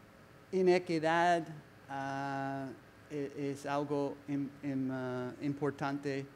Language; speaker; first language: Spanish; non-native, learner; English